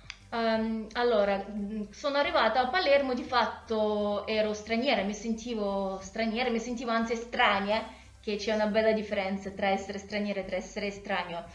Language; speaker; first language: Italian; non-native, fluent; Russian